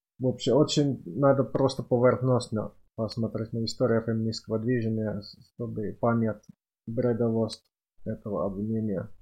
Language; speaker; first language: Russian; non-native, fluent; Finnish